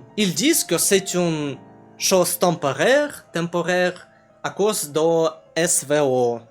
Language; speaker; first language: French; non-native, learner; Russian